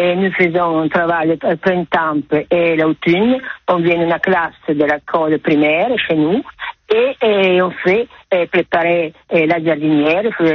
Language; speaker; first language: French; non-native, learner; Italian